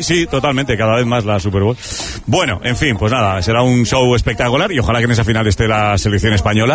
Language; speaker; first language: Spanish; native; Spanish